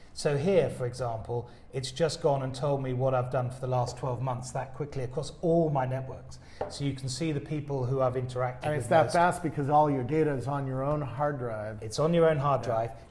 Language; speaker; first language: English; native; English